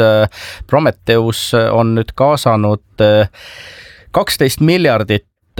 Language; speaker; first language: Estonian; native; Estonian